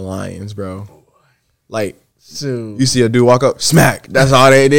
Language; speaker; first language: English; native; English